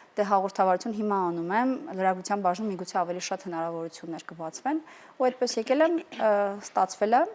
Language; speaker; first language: Armenian; native; Armenian